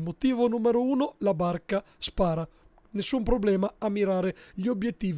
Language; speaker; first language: Italian; native; Italian